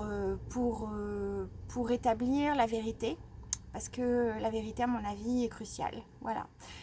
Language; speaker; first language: French; native; French